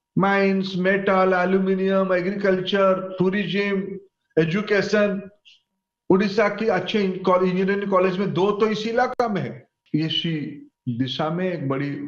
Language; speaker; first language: Hindi; non-native, local second language; Odia